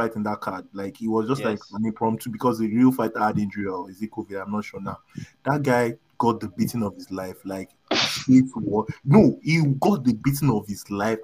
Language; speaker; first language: English; non-native, local second language; Yoruba